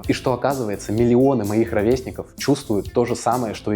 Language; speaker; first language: Russian; native; Russian